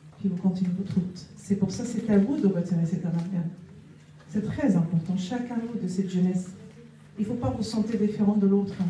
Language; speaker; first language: French; non-native, local second language; Arabic